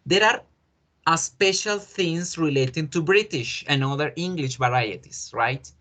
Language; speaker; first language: English; non-native, fluent; Spanish